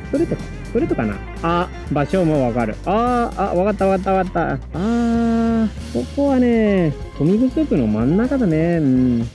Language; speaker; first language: Japanese; non-native, fluent; Spanish